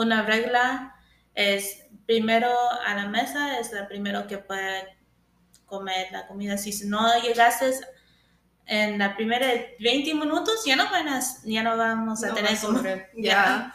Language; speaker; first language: Spanish; early bilingual, heritage; English